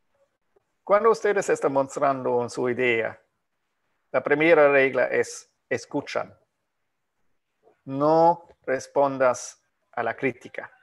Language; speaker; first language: Spanish; non-native, fluent; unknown